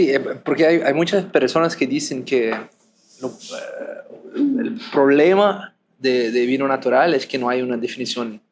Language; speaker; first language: Spanish; non-native, fluent; Portuguese